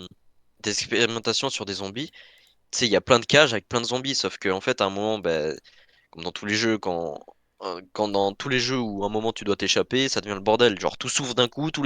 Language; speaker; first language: French; native; French